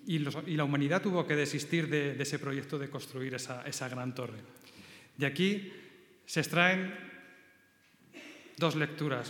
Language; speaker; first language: Spanish; native; Spanish